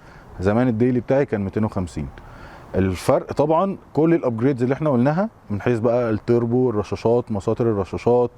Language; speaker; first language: Arabic; native; Arabic